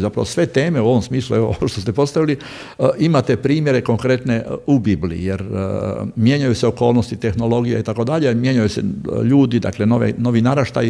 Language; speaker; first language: Croatian; native; Croatian